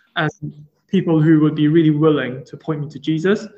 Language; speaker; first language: English; non-native, local second language; Cantonese